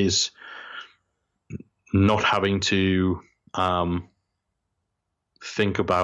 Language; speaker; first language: English; native; English